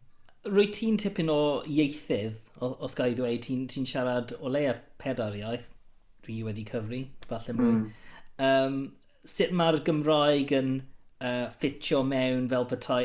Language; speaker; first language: Welsh; non-native, local second language; English